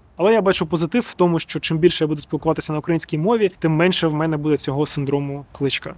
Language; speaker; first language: Ukrainian; non-native, local second language; Russian